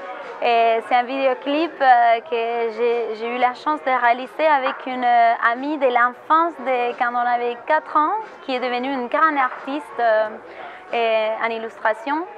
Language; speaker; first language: French; non-native, fluent; Spanish